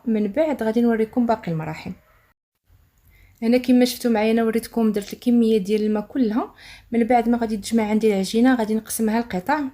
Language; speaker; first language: Arabic; native; Arabic